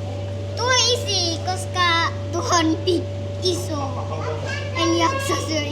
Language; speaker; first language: Finnish; early bilingual, other home language; Vietnamese